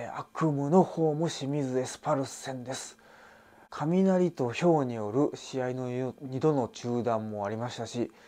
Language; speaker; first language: Japanese; native; Japanese